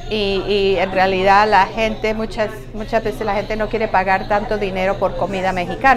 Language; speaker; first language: Spanish; early bilingual, other home language; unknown